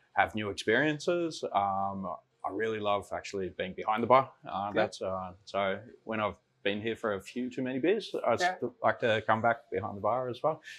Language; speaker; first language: English; native; English